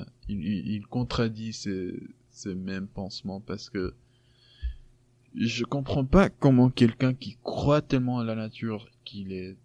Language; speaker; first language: French; non-native, fluent; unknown